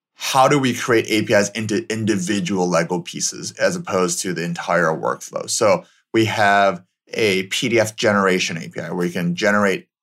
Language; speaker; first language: English; native; English